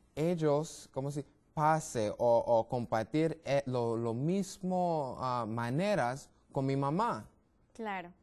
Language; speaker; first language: Spanish; non-native, learner; English